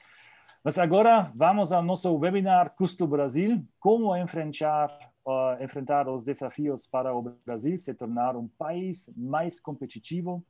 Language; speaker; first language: Portuguese; non-native, learner; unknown